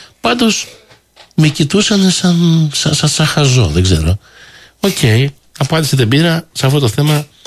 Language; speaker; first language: Greek; early bilingual, heritage; Greek